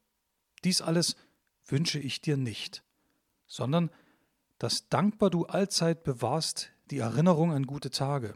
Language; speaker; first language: German; native; German